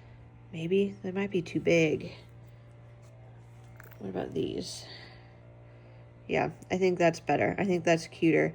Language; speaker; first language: English; native; English